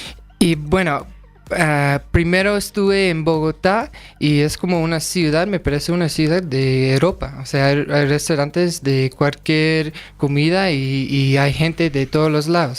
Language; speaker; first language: Spanish; non-native, fluent; English